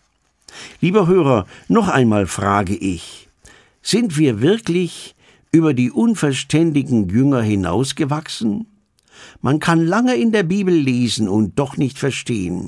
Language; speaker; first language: German; native; German